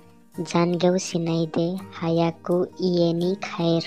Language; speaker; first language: Japanese; non-native, learner; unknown